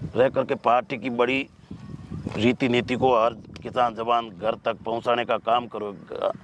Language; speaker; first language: Hindi; native; Hindi